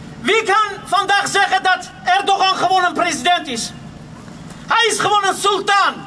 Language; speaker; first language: Dutch; non-native, fluent; Armenian